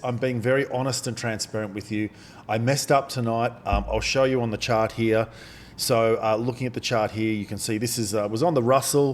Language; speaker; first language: English; native; English